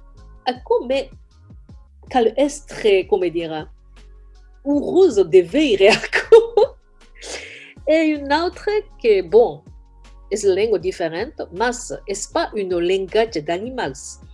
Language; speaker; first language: French; non-native, fluent; Japanese